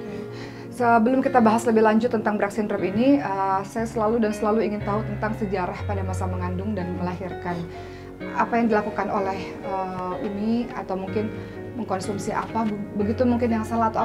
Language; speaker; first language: Indonesian; native; Indonesian